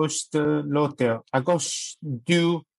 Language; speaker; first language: French; non-native, learner; Chinese